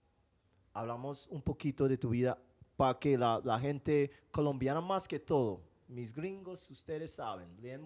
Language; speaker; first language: Spanish; non-native, fluent; English